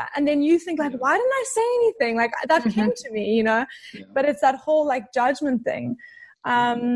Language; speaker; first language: English; native; English